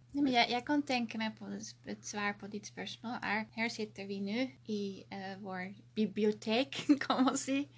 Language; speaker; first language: Norwegian; non-native, fluent; Dutch